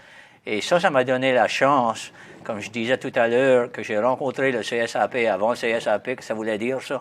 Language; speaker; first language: French; native; French